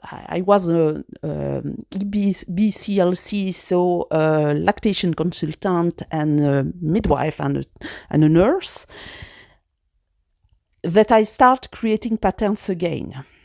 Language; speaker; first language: English; non-native, fluent; French